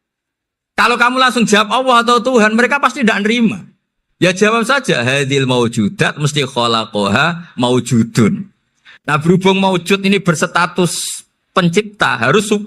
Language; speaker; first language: Indonesian; non-native, local second language; Javanese